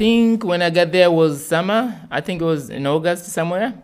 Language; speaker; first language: English; non-native, local second language; Swahili